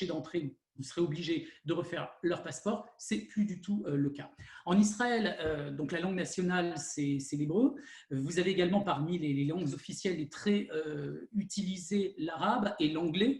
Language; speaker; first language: French; native; French